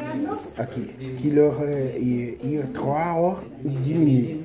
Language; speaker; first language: French; non-native, learner; Portuguese